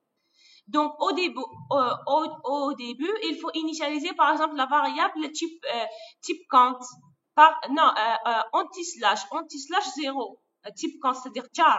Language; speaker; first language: French; non-native, local second language; Arabic